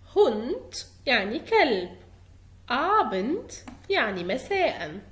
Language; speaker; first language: Egyptian Arabic; native; Egyptian Arabic